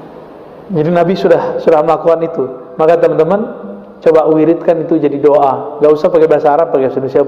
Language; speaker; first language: Indonesian; native; Indonesian